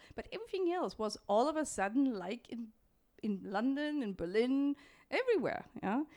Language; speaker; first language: English; non-native, fluent; German